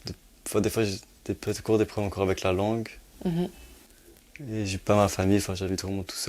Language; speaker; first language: French; native; French